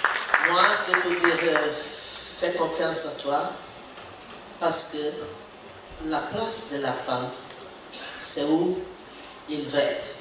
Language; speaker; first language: French; non-native, learner; Portuguese